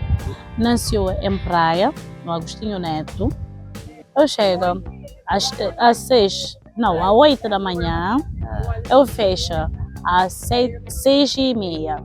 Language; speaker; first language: Portuguese; non-native, local second language; Kabuverdianu